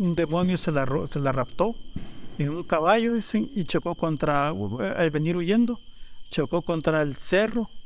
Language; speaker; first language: Spanish; native; Spanish